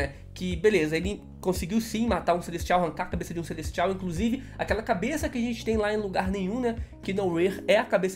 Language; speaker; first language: Portuguese; native; Portuguese